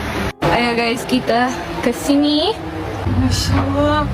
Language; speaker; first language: Indonesian; non-native, learner; Persian